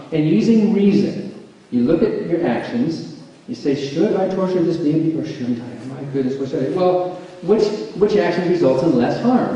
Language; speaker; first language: English; native; English